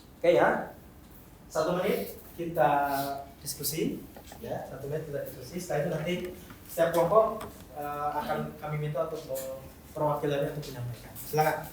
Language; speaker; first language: Indonesian; non-native, local second language; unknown